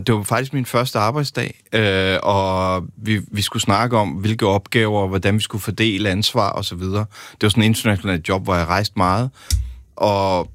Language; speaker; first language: Danish; native; Danish